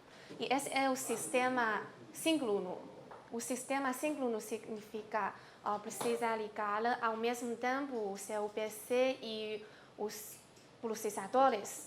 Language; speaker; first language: Portuguese; non-native, learner; Chinese